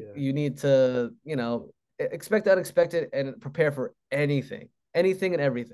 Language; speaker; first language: English; native; English